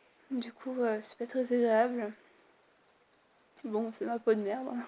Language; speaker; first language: French; native; French